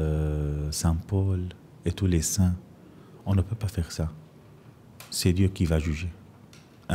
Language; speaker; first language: French; non-native, fluent; Arabic